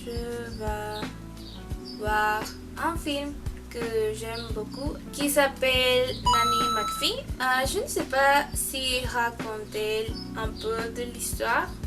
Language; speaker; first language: French; non-native, learner; Spanish